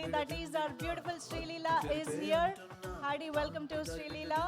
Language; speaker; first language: Telugu; native; Telugu